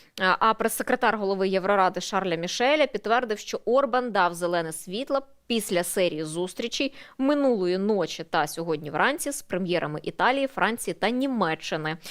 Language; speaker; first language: Ukrainian; native; Ukrainian